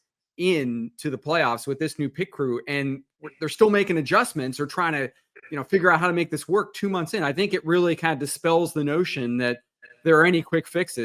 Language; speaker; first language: English; native; English